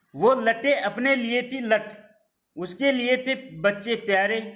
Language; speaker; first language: Hindi; native; Hindi